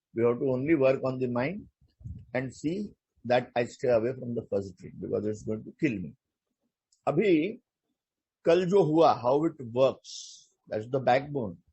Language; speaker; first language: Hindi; non-native, local second language; Marathi